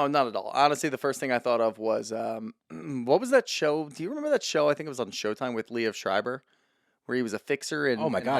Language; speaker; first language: English; native; English